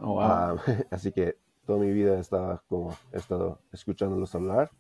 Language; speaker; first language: Spanish; non-native, fluent; English